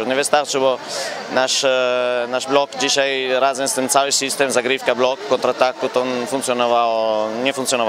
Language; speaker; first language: Polish; non-native, fluent; Italian